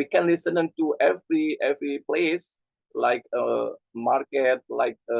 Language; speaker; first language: English; non-native, learner; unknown